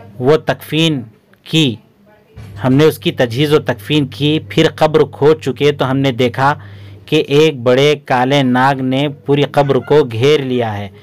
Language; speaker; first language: Urdu; native; Urdu